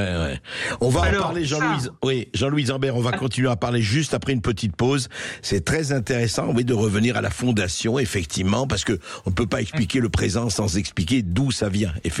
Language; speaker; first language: French; native; French